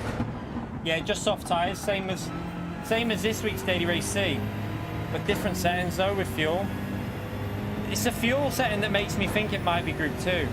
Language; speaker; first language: English; native; English